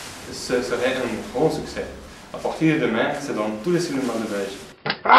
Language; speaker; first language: French; non-native, learner; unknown